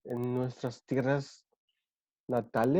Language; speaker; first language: Spanish; early bilingual, other home language; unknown